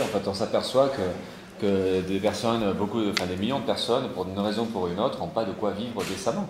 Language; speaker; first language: French; native; French